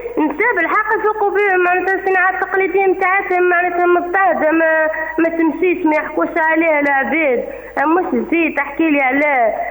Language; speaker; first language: Arabic; native; Arabic